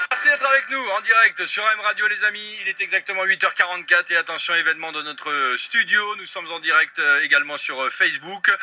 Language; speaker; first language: French; native; French